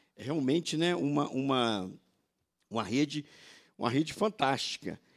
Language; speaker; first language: Portuguese; native; Portuguese